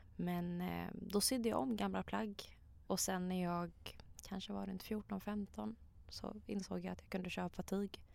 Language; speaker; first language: Swedish; native; Swedish